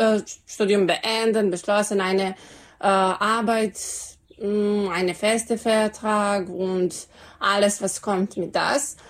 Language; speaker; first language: German; non-native, learner; Serbian